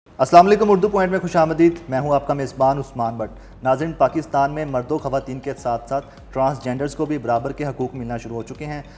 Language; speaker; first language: Urdu; native; Urdu